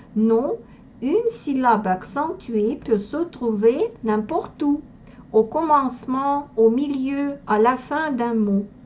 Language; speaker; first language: French; non-native, fluent; Russian